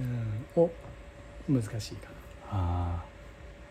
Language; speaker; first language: Japanese; native; Japanese